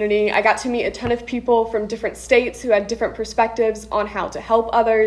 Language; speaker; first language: English; native; English